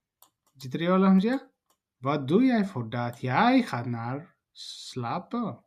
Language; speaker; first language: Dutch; non-native, learner; Tigrinya